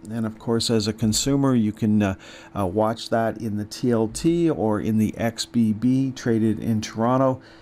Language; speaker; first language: English; native; English